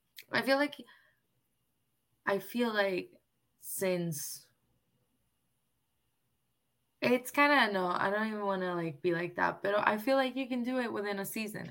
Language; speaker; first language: English; non-native, local second language; Spanish